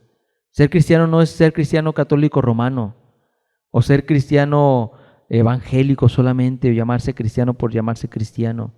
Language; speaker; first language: Spanish; native; Spanish